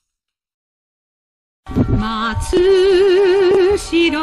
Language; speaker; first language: Japanese; native; Japanese